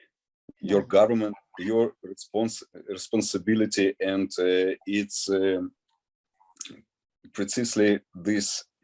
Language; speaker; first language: English; non-native, learner; Ukrainian